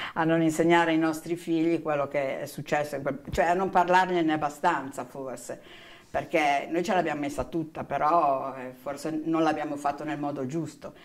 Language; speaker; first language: Italian; native; Italian